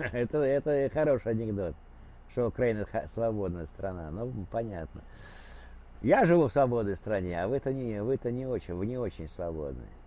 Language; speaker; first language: Russian; native; Russian